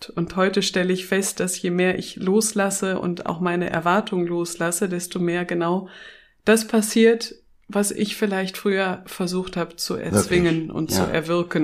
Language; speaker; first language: German; native; German